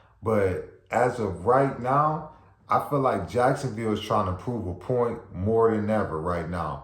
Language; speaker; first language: English; native; English